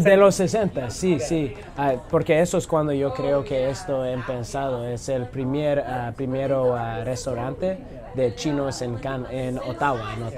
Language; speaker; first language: Spanish; non-native, learner; English